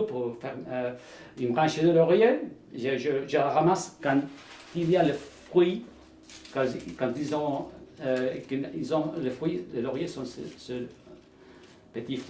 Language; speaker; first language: French; non-native, fluent; Spanish